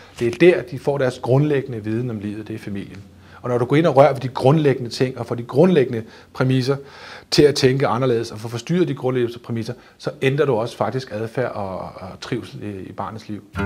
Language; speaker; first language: Danish; native; Danish